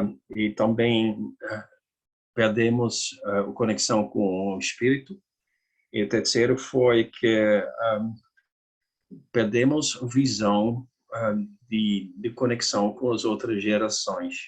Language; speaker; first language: Portuguese; non-native, learner; Dutch